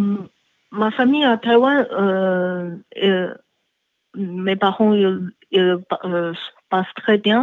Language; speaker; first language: French; non-native, learner; Chinese